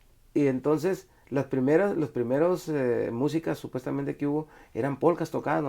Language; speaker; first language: Spanish; native; Spanish